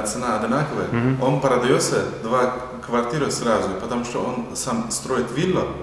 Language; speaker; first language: Russian; non-native, learner; Turkish